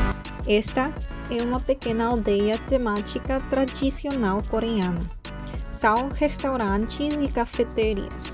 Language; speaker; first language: Portuguese; non-native, fluent; Korean